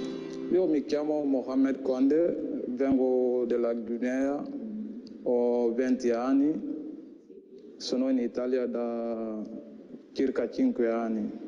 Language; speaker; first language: Italian; non-native, learner; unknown